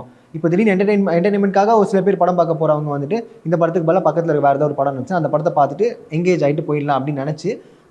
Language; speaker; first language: Tamil; native; Tamil